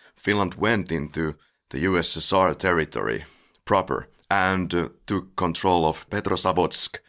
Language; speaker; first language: English; non-native, fluent; Finnish